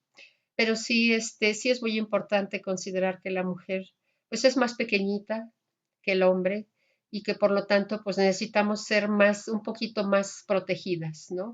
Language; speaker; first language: Spanish; native; Spanish